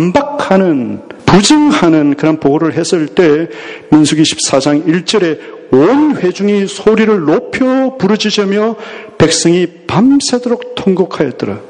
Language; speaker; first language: Korean; native; Korean